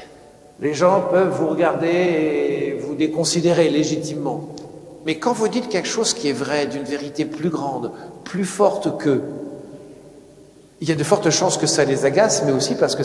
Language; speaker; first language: French; native; French